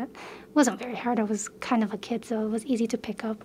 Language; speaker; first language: English; early bilingual, other home language; Filipino